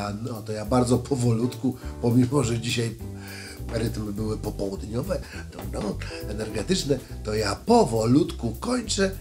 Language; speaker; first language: Polish; native; Polish